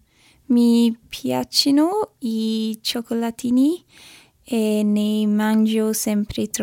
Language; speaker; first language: Italian; non-native, learner; English